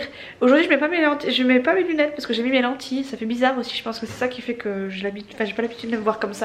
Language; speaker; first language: French; native; French